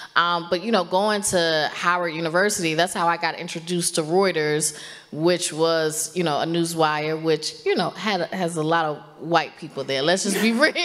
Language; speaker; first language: English; native; English